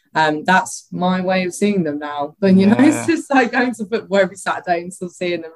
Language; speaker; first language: English; native; English